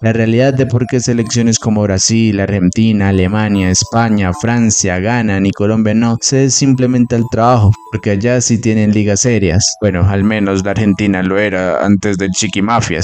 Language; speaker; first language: Spanish; native; Spanish